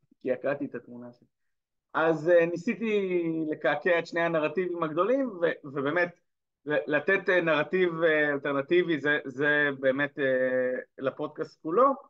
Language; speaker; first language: Hebrew; native; Hebrew